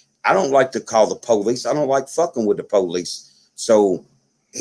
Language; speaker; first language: English; native; English